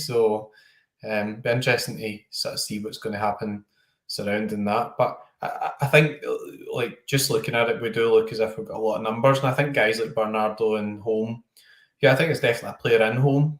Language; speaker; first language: English; native; English